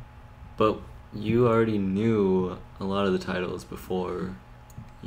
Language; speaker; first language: English; native; English